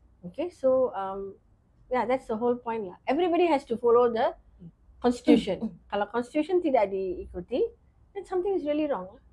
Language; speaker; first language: English; non-native, local second language; Tamil